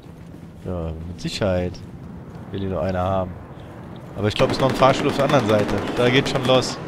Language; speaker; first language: German; native; German